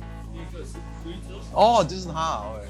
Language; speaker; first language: Chinese; non-native, local second language; English